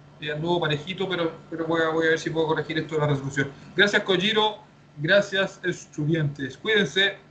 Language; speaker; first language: Spanish; native; Spanish